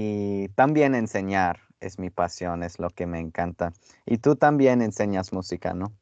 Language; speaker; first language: Spanish; non-native, fluent; English